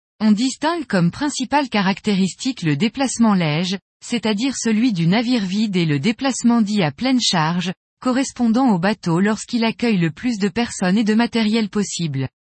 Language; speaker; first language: French; native; French